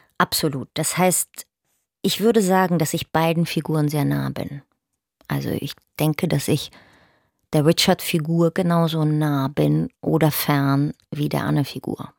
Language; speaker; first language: German; early bilingual, other home language; Russian